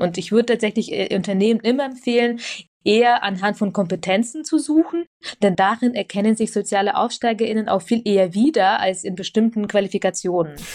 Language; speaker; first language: German; early bilingual, other home language; Russian